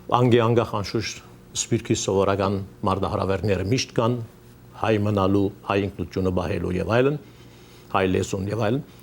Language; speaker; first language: Armenian; early bilingual, heritage; Armenian